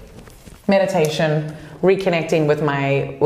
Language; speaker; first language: English; native; English